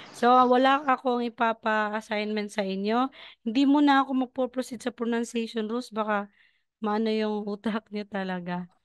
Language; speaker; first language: Filipino; non-native, local second language; Cebuano